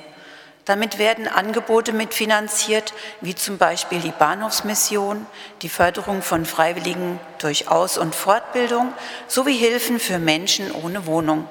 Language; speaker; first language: German; native; German